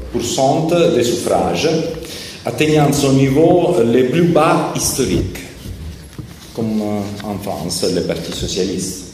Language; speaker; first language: French; non-native, learner; Italian